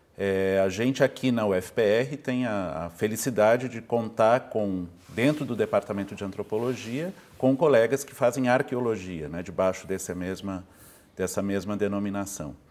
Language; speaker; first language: Portuguese; native; Portuguese